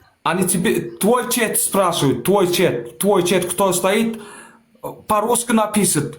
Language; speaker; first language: Russian; non-native, learner; Turkmen